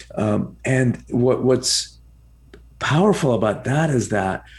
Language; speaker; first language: English; early bilingual, other home language; Spanish